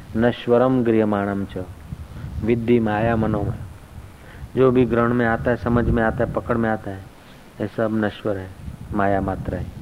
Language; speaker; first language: Hindi; non-native, local second language; Sindhi